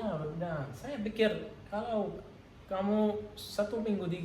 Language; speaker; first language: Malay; non-native, learner; Arabic